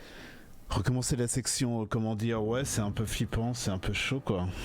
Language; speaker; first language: French; native; French